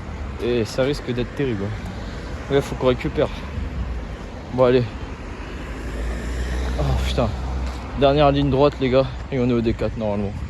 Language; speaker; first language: French; native; French